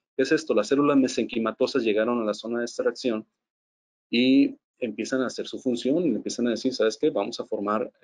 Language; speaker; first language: Spanish; native; Spanish